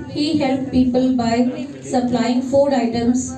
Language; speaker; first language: English; non-native, local second language; Telugu